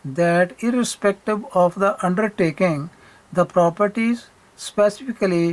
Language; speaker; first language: English; non-native, local second language; Punjabi